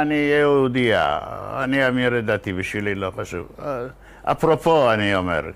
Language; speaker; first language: Hebrew; non-native, fluent; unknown